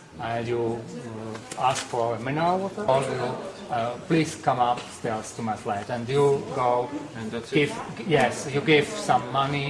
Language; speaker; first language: English; non-native, learner; Slovak